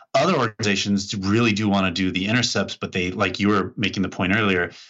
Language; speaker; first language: English; native; English